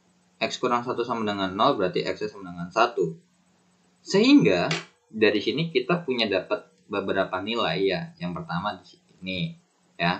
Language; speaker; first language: Indonesian; native; Indonesian